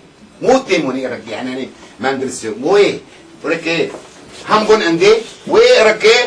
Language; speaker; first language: Korean; non-native, learner; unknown